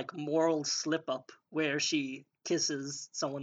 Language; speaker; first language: English; native; English